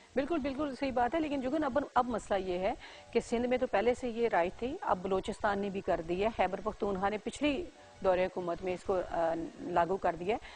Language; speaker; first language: Urdu; non-native, local second language; Punjabi